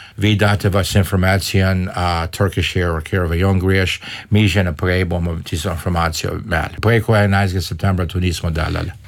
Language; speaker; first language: Slovenian; early bilingual, heritage; Slovenian